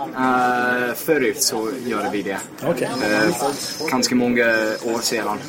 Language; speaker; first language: Swedish; non-native, fluent; English